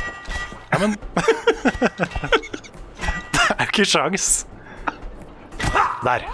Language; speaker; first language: Norwegian; native; Norwegian